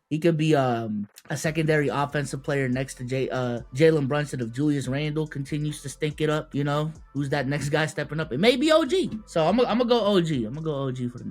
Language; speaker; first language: English; native; English